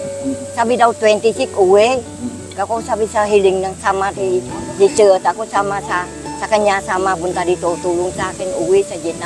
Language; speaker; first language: Filipino; non-native, learner; Vietnamese